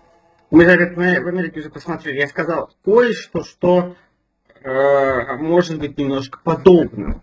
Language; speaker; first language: Russian; native; Russian